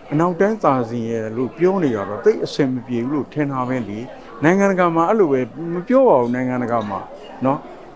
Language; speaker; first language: Burmese; native; Burmese